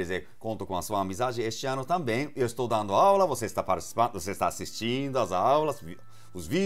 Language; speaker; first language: Portuguese; non-native, fluent; Japanese